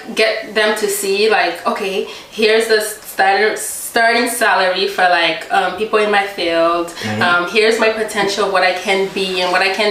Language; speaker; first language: English; early bilingual, other home language; Rundi